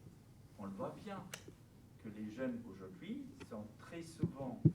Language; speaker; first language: French; non-native, fluent; German